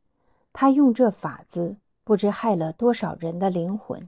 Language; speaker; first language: Chinese; native; Chinese